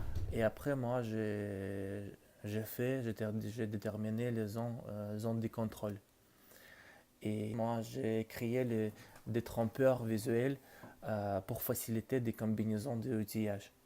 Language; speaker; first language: French; non-native, learner; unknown